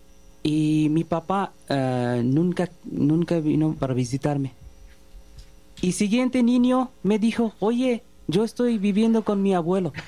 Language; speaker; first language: Spanish; non-native, learner; Bangla